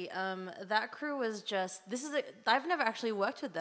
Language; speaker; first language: English; native; English